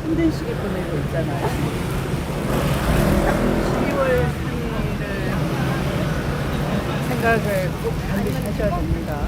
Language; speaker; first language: Korean; native; Korean